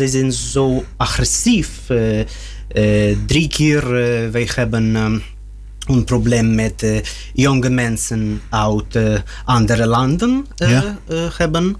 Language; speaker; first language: Dutch; non-native, learner; Russian